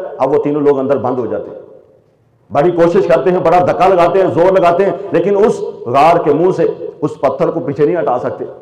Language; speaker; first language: Urdu; non-native, local second language; Punjabi